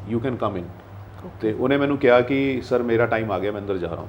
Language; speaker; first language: Hindi; non-native, local second language; Punjabi